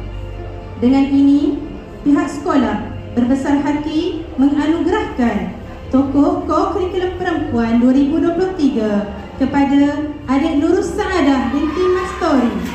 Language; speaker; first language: Malay; native; Malay